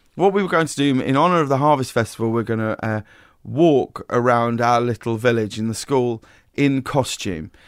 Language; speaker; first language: English; native; English